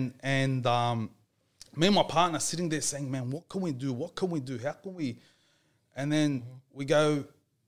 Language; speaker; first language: English; native; English